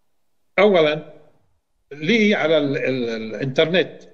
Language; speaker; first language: Arabic; native; Arabic